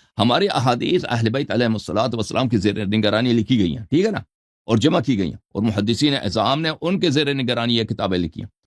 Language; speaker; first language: Urdu; non-native, fluent; Persian